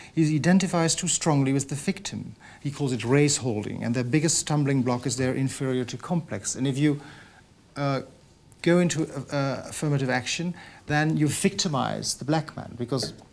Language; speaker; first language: English; non-native, fluent; Dutch